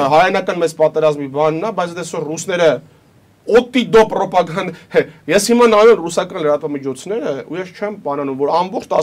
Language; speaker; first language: Armenian; native; Armenian